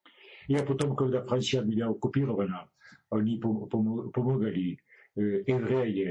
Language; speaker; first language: Russian; non-native, learner; French